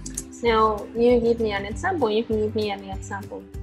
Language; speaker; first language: English; non-native, fluent; Spanish